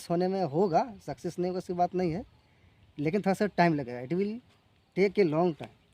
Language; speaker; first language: Hindi; native; Hindi